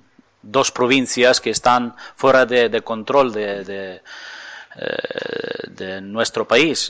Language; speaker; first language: Spanish; non-native, fluent; Ukrainian